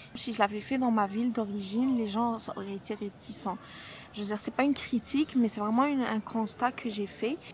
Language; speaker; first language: French; non-native, local second language; Arabic